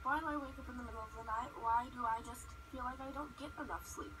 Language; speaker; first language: English; native; English